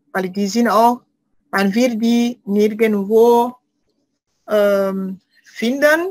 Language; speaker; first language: German; non-native, fluent; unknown